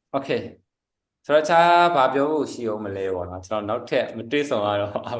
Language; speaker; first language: Burmese; native; Burmese